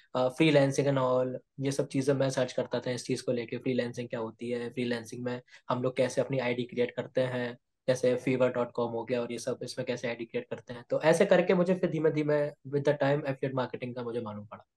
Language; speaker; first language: Hindi; native; Hindi